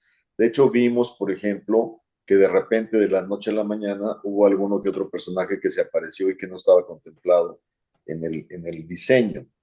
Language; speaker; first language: Spanish; native; Spanish